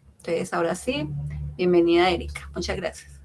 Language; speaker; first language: Spanish; native; Spanish